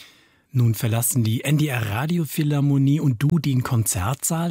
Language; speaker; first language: German; native; German